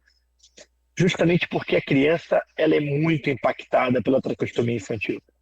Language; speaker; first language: Portuguese; native; Portuguese